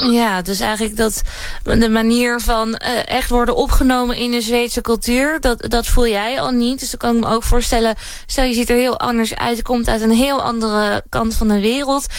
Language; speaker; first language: Dutch; native; Dutch